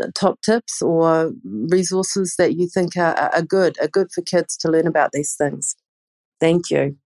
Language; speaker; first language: English; native; English